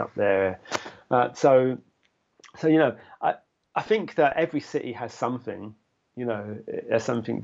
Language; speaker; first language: English; native; English